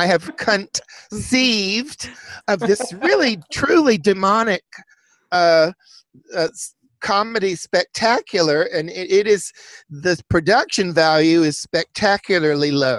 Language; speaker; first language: English; native; English